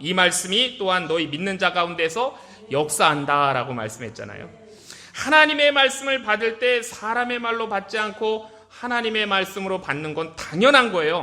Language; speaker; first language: Korean; native; Korean